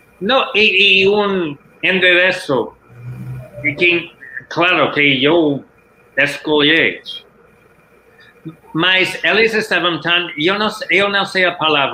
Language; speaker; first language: Spanish; non-native, learner; English